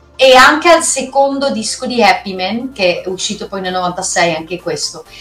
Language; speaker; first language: Italian; non-native, fluent; Dutch